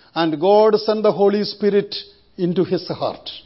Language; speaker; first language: English; non-native, local second language; Malayalam